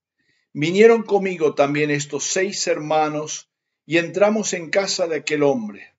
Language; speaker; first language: Spanish; native; Spanish